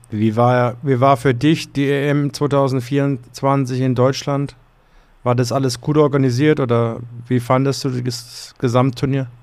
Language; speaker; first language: German; native; German